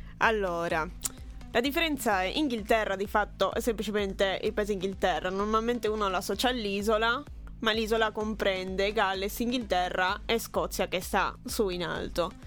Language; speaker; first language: Italian; early bilingual, other home language; Spanish